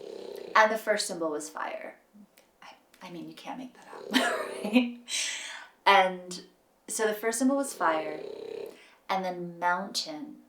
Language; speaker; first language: English; native; English